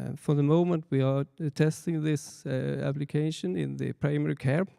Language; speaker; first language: English; non-native, fluent; Swedish